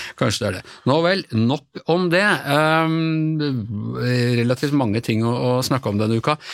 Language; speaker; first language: Norwegian; native; Norwegian